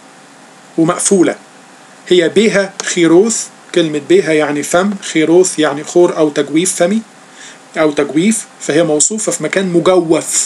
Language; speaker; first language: Arabic; native; Arabic